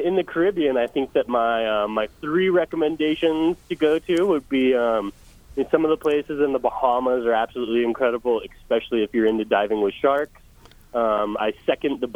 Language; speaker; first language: English; native; English